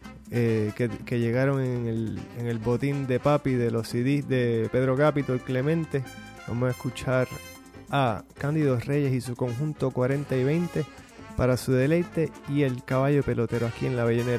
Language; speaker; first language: Spanish; native; Spanish